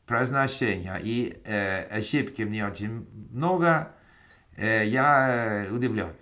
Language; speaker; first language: Russian; non-native, learner; English